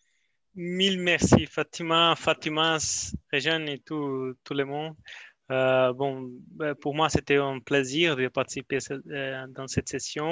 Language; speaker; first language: French; non-native, learner; Portuguese